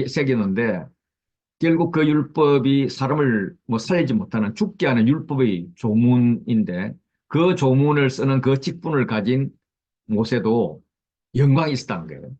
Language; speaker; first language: Korean; native; Korean